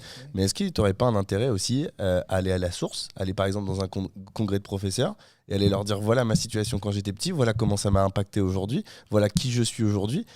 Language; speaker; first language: French; native; French